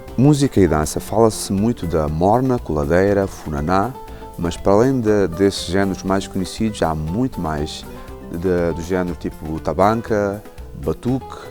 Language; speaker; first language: Portuguese; non-native, local second language; Kabuverdianu